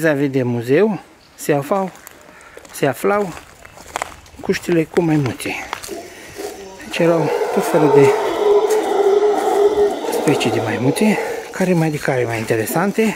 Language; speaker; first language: Romanian; native; Romanian